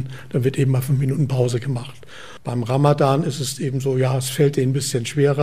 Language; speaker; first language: German; native; German